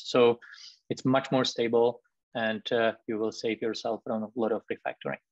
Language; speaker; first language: English; non-native, fluent; Czech